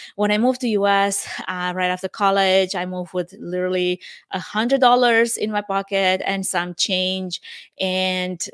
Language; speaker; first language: English; non-native, fluent; Romanian